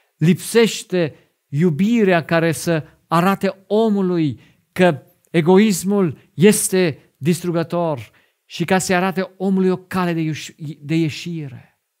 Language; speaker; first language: Romanian; non-native, fluent; German